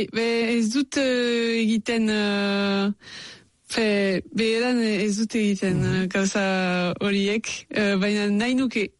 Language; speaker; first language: Basque; non-native, local second language; French